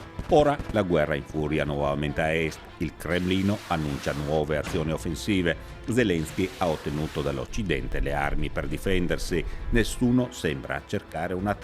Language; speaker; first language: Italian; native; Italian